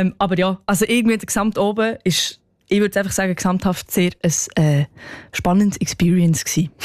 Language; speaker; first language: German; native; German